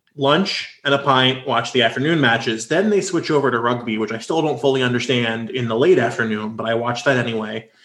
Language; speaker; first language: English; native; English